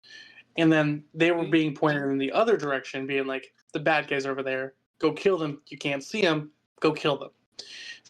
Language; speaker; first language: English; native; English